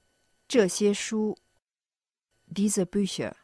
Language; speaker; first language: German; non-native, fluent; Chinese